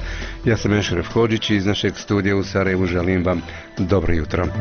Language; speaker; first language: Croatian; native; Croatian